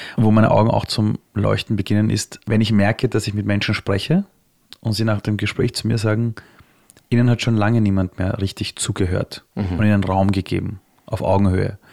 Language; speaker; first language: German; early bilingual, other home language; Persian